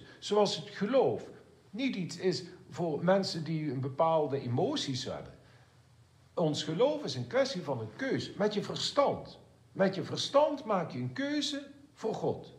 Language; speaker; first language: Dutch; native; Dutch